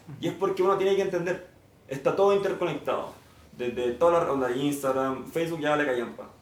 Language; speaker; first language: Spanish; native; Spanish